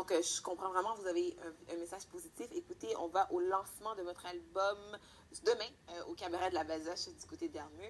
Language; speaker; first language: French; native; French